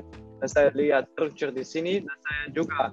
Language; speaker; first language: Indonesian; non-native, learner; Dutch